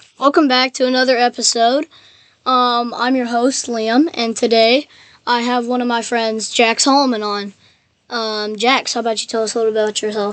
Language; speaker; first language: English; native; English